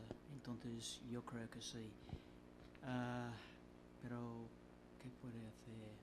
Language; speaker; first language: Spanish; non-native, fluent; English